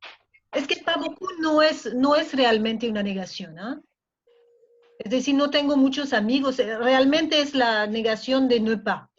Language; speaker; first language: Spanish; non-native, fluent; French